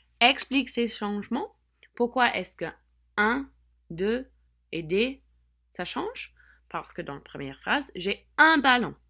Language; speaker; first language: French; non-native, fluent; English